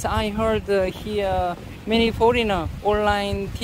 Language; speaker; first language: English; non-native, learner; Korean